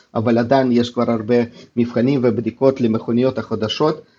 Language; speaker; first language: Hebrew; non-native, fluent; Russian